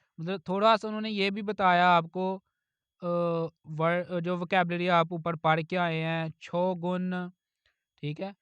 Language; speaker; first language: Urdu; native; Urdu